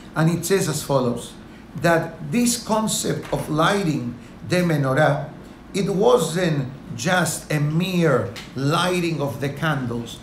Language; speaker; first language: English; non-native, fluent; Spanish